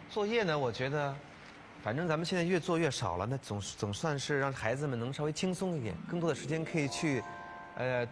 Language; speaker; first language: Chinese; native; Chinese